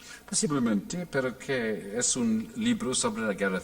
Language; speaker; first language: Spanish; non-native, fluent; English